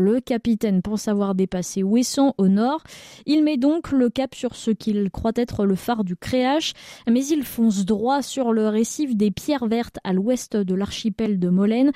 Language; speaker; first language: French; native; French